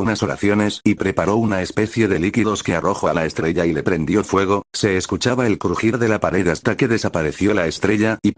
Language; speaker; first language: Spanish; native; Spanish